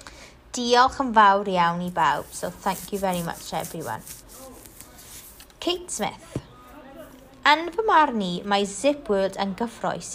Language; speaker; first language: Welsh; non-native, local second language; English